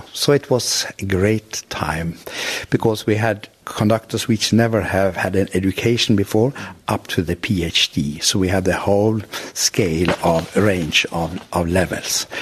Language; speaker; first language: English; non-native, fluent; Norwegian